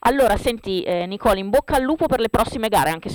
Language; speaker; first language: Italian; native; Italian